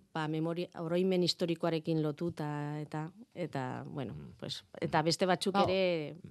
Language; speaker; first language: Basque; non-native, local second language; Spanish